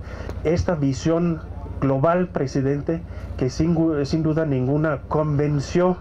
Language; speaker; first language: Spanish; non-native, fluent; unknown